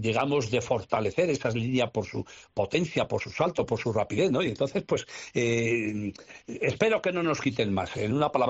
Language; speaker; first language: Spanish; native; Spanish